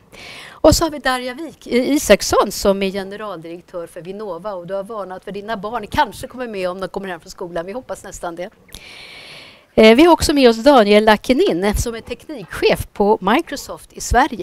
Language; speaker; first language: Swedish; native; Swedish